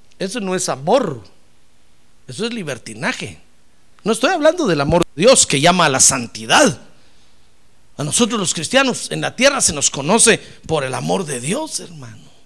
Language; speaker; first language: Spanish; native; Spanish